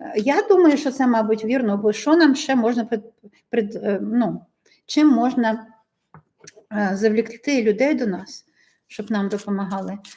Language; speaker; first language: Ukrainian; native; Ukrainian